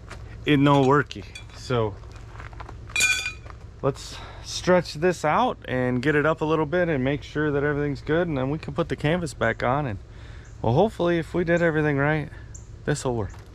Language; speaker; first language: English; native; English